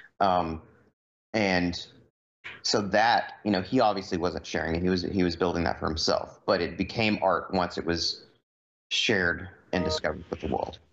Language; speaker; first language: English; native; English